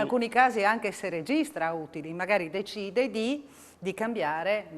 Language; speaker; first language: Italian; native; Italian